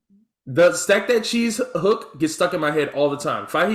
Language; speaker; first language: English; native; English